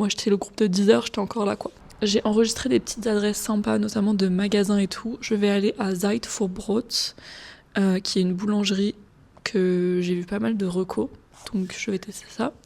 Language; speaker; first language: French; native; French